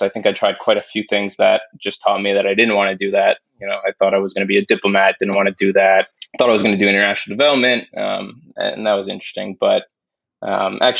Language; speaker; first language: English; native; English